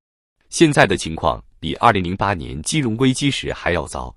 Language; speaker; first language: Chinese; native; Chinese